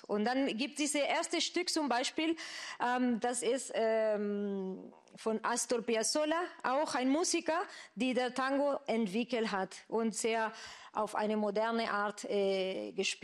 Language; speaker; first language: German; non-native, fluent; Spanish